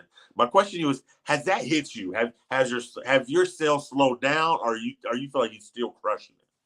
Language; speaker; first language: English; native; English